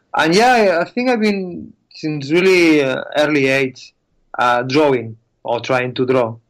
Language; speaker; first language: English; non-native, fluent; Spanish